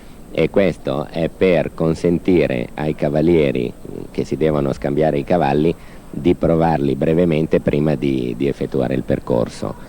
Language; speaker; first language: Italian; native; Italian